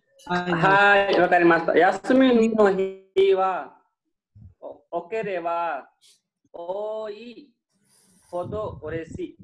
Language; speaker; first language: Japanese; non-native, learner; Hindi